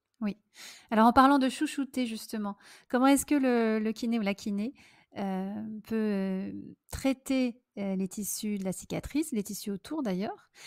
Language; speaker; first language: French; native; French